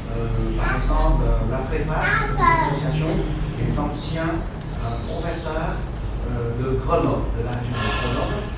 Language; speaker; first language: French; non-native, fluent; Vietnamese